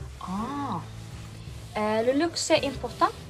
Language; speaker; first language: French; non-native, learner; Norwegian